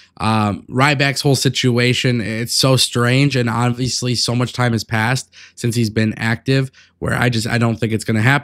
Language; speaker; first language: English; native; English